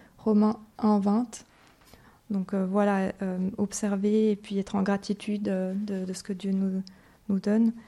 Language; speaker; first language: French; native; French